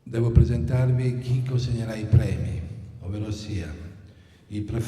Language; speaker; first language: Italian; native; Italian